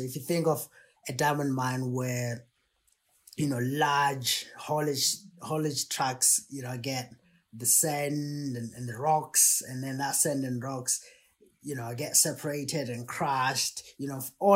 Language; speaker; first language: English; non-native, local second language; Tswana